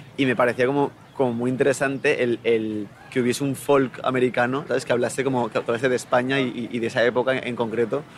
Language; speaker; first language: Spanish; native; Spanish